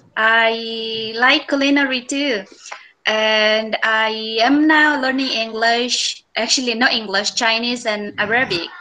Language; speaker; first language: English; non-native, fluent; Indonesian